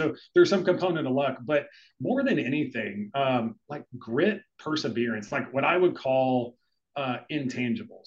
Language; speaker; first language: English; native; English